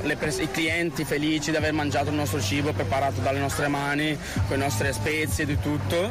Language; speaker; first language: Italian; early bilingual, other home language; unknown